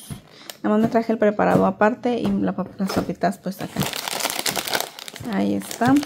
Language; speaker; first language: Spanish; native; Spanish